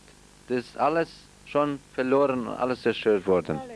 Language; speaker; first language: German; non-native, fluent; Central Kurdish